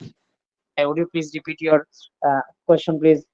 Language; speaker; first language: English; non-native, learner; Bangla